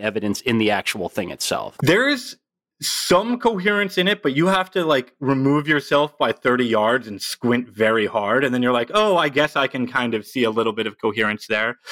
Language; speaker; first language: English; native; English